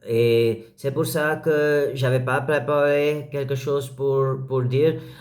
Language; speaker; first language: French; non-native, learner; English